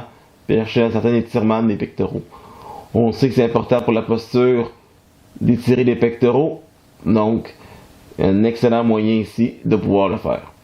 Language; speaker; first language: French; native; French